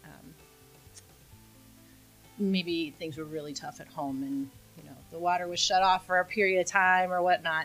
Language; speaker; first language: English; native; English